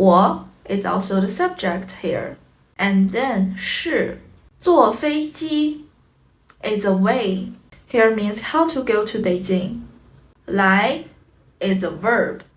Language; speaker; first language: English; non-native, fluent; Chinese